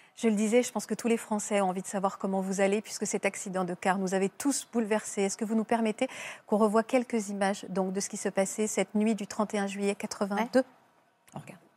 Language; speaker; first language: French; native; French